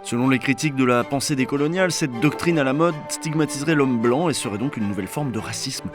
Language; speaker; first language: French; native; French